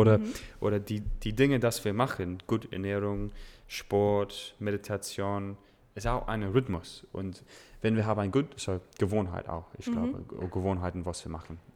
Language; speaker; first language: German; non-native, learner; English